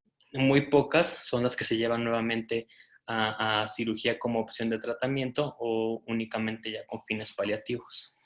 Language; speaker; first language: Spanish; native; Spanish